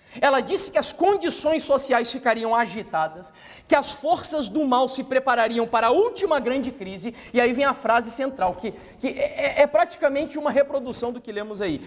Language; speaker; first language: Portuguese; native; Portuguese